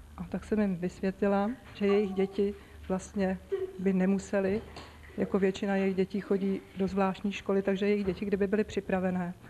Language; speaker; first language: Czech; native; Czech